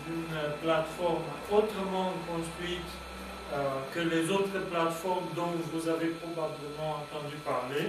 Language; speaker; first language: French; non-native, fluent; Romanian